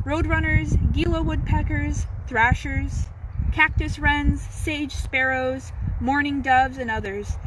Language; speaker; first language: English; native; English